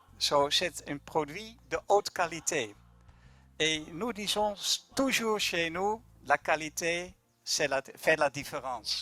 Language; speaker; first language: French; non-native, fluent; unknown